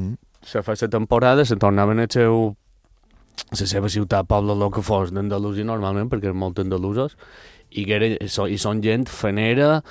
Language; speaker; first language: Catalan; native; Catalan